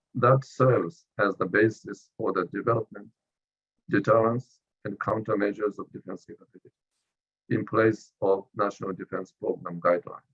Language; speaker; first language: English; non-native, fluent; Japanese